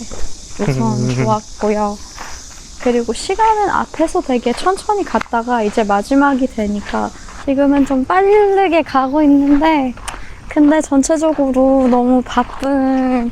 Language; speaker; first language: Korean; non-native, fluent; Persian